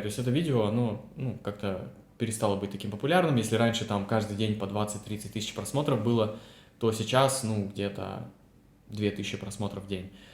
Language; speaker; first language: Russian; native; Russian